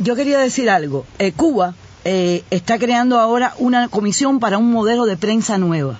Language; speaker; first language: Spanish; native; Spanish